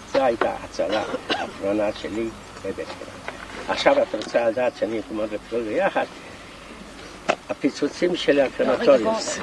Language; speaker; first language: Hebrew; non-native, fluent; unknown